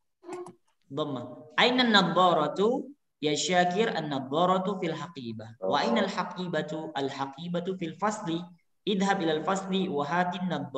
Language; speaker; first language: Arabic; non-native, fluent; Indonesian